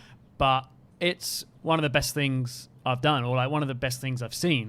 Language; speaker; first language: English; native; English